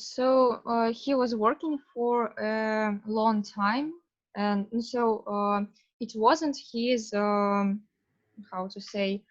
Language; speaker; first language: English; non-native, fluent; Russian